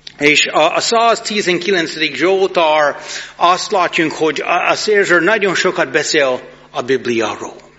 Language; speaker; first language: Hungarian; non-native, fluent; English